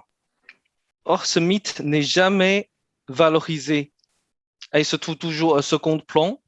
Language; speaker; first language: French; non-native, fluent; Chinese